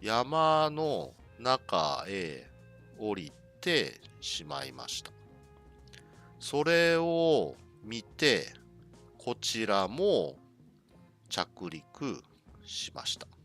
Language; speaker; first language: Japanese; non-native, learner; English